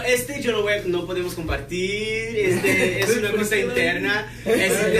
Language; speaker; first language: Spanish; non-native, fluent; Portuguese